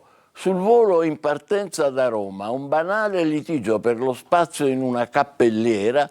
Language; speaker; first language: Italian; native; Italian